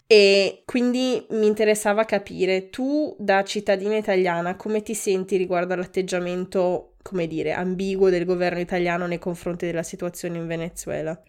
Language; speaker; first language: Italian; native; Italian